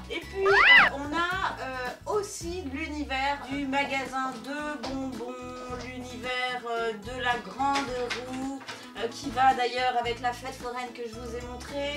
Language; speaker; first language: French; native; French